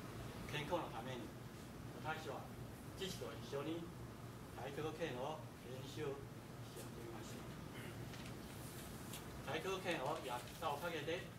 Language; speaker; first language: Japanese; non-native, fluent; Chinese